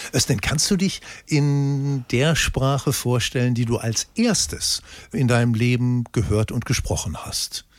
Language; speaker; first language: German; native; German